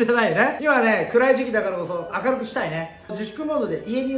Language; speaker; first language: Japanese; native; Japanese